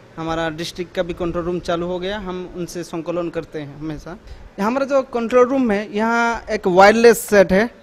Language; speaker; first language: Hindi; non-native, local second language; Gujarati